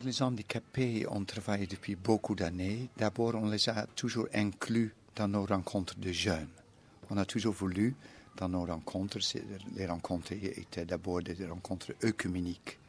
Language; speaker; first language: French; non-native, fluent; Dutch